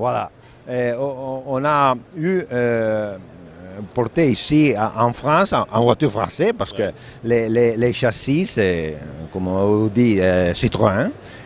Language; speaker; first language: French; non-native, fluent; Italian